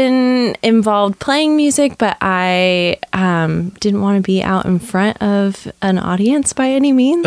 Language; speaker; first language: English; native; English